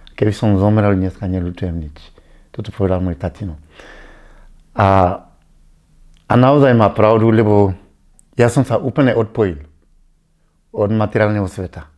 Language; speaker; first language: Slovak; non-native, fluent; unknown